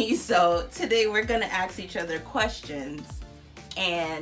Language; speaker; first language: English; native; English